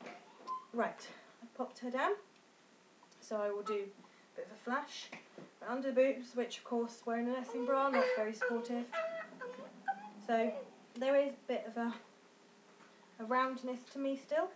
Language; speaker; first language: English; native; English